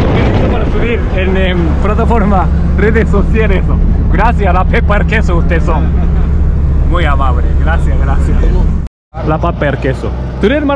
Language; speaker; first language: Spanish; non-native, learner; Japanese